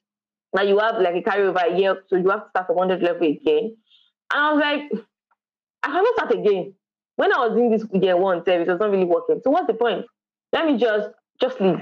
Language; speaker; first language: English; non-native, local second language; Yoruba